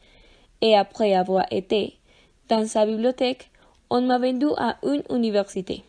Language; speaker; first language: French; non-native, learner; Spanish